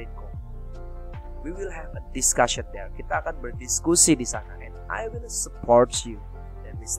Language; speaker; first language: English; non-native, fluent; Indonesian